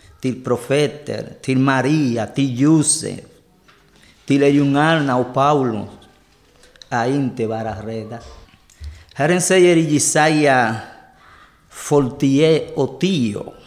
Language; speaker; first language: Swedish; non-native, learner; Spanish